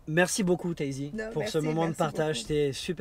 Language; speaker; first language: French; native; French